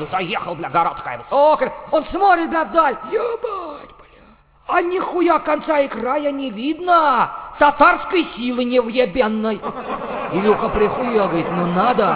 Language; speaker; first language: Russian; native; Russian